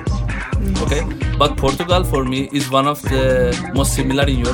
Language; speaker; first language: English; non-native, fluent; Persian